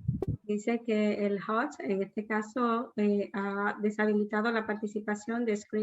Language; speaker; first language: Spanish; native; Spanish